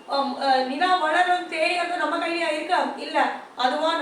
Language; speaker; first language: Tamil; native; Tamil